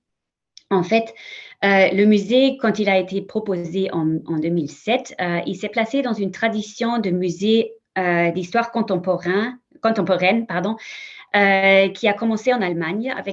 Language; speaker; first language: French; non-native, fluent; German